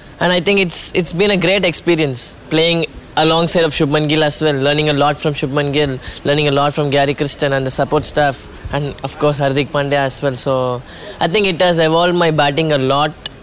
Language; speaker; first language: English; non-native, local second language; Tamil